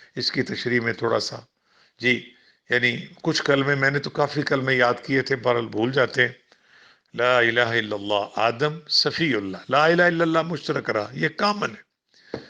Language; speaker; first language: Urdu; non-native, local second language; Punjabi